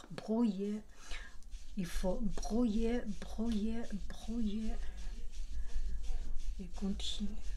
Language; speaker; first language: French; non-native, learner; Chinese